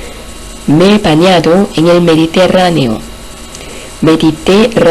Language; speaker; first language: Spanish; non-native, fluent; Korean